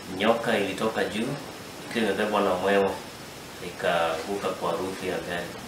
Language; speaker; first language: Swahili; non-native, local second language; Kamba